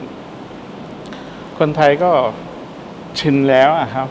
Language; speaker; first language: Thai; non-native, fluent; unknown